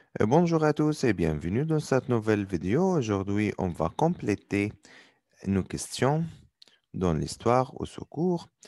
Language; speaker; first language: French; non-native, learner; Arabic